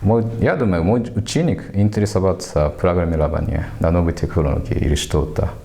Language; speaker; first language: Russian; non-native, learner; Japanese